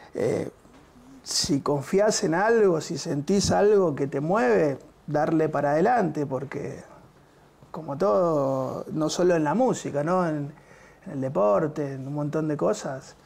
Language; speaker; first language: Spanish; native; Spanish